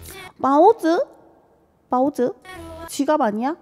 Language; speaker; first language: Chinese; non-native, learner; Korean